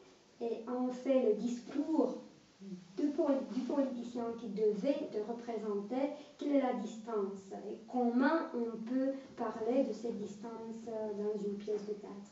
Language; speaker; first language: French; non-native, fluent; Romanian